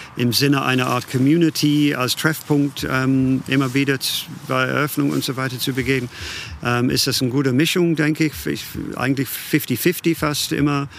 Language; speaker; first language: German; non-native, fluent; English